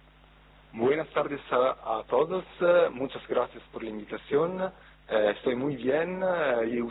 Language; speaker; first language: Spanish; non-native, fluent; Italian